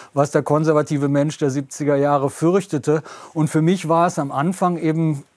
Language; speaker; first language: German; native; German